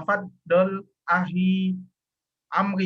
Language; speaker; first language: Arabic; non-native, learner; Indonesian